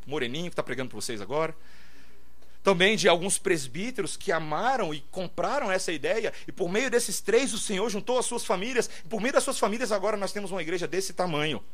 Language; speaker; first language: Portuguese; native; Portuguese